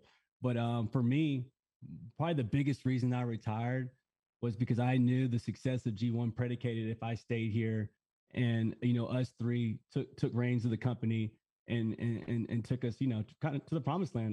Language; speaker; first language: English; native; English